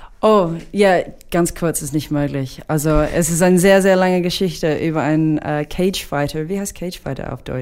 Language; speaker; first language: German; non-native, fluent; English